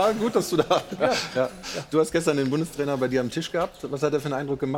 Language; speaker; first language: German; native; German